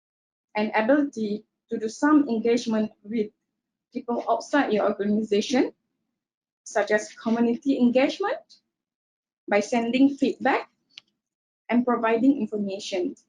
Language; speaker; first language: English; non-native, local second language; Malay